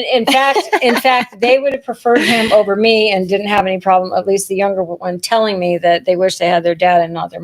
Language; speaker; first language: English; native; English